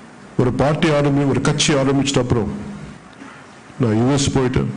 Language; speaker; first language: Tamil; non-native, local second language; Telugu